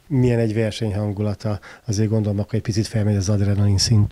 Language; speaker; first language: Hungarian; native; Hungarian